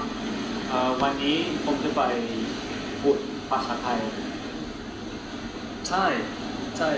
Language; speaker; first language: Thai; non-native, learner; Dutch